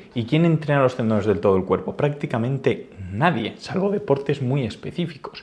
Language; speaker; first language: Spanish; native; Spanish